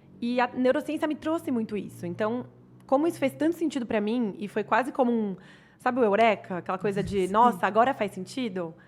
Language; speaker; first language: Portuguese; native; Portuguese